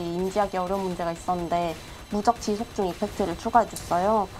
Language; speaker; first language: Korean; native; Korean